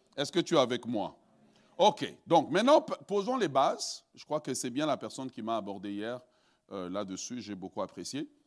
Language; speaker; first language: French; early bilingual, other home language; Lingala